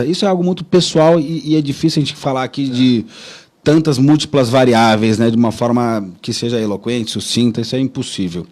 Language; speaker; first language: Portuguese; native; Portuguese